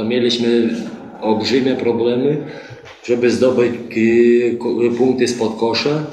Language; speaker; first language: Polish; non-native, fluent; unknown